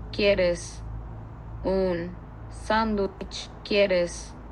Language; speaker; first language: Spanish; non-native, learner; English